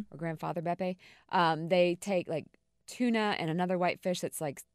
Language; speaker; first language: English; native; English